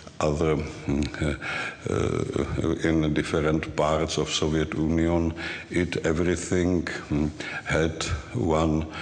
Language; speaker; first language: English; non-native, learner; Czech